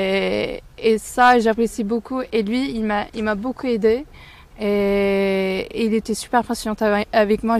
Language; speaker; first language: French; non-native, fluent; Turkish